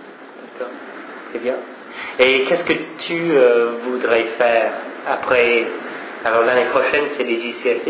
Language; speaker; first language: French; non-native, fluent; English